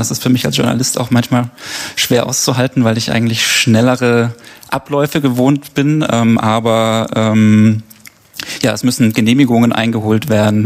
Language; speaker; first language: German; native; German